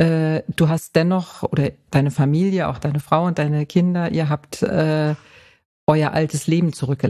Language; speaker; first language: German; native; German